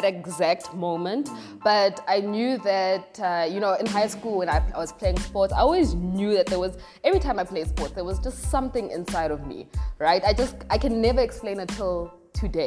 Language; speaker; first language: English; non-native, local second language; Zulu